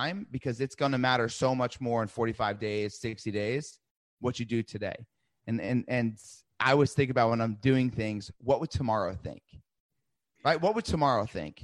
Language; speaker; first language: English; native; English